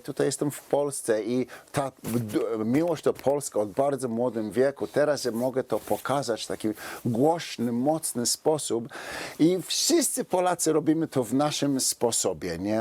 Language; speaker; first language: Polish; non-native, fluent; English